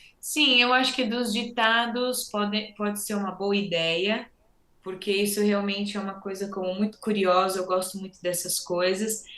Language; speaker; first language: Portuguese; native; Portuguese